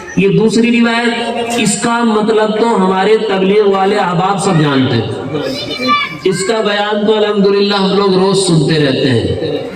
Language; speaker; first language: Urdu; native; Urdu